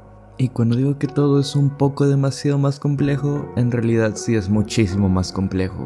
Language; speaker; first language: Spanish; native; Spanish